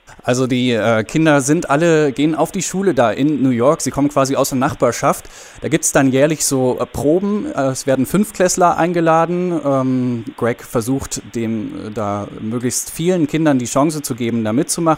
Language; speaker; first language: German; native; German